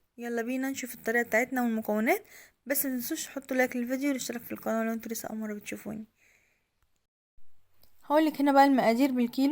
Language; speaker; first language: Arabic; native; Arabic